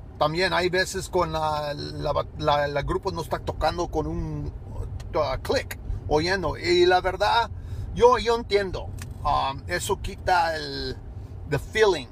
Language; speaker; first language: Spanish; early bilingual, heritage; Spanish